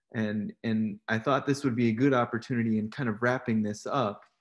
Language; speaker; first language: English; native; English